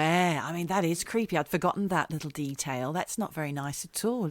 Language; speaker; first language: English; native; English